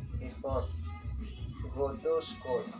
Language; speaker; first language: English; non-native, learner; Indonesian